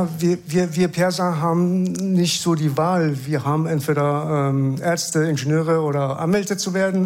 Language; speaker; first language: German; early bilingual, other home language; Persian